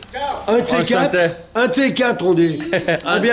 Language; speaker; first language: French; native; French